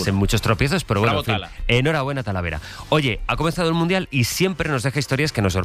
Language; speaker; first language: Spanish; native; Spanish